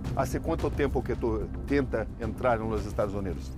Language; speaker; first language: Spanish; non-native, learner; Portuguese